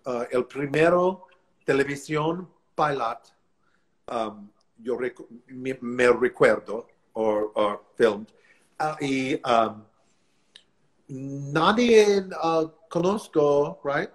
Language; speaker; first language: Spanish; non-native, learner; English